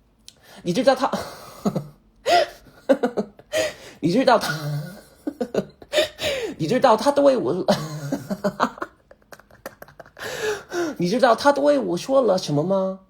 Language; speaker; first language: Chinese; non-native, learner; Korean